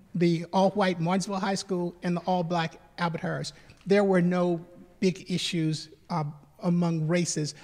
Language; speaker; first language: English; native; English